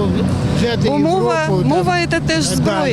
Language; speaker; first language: Ukrainian; non-native, local second language; Russian